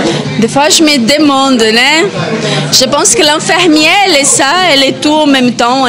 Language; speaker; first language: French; non-native, fluent; Portuguese